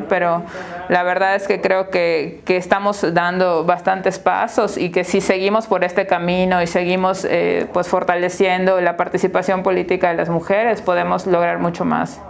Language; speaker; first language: Spanish; native; Spanish